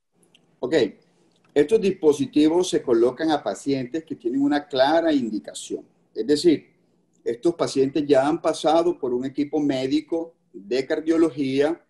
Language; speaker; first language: Spanish; native; Spanish